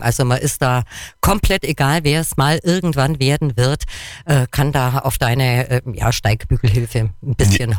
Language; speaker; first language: German; native; German